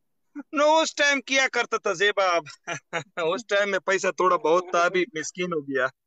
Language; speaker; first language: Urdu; non-native, local second language; Pashto